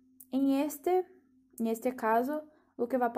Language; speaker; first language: Portuguese; non-native, learner; Spanish